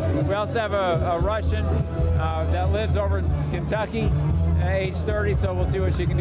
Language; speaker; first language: English; native; English